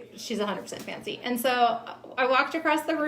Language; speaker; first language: English; native; English